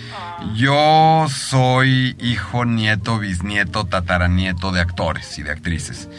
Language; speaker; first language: Spanish; native; Spanish